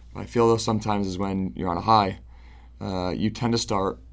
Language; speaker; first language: English; native; English